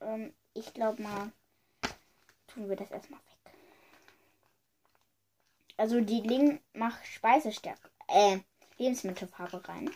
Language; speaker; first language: German; early bilingual, other home language; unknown